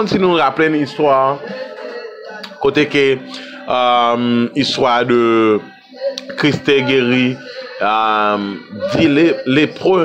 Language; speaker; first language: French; non-native, local second language; Haitian Creole